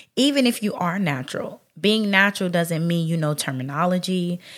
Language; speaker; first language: English; native; English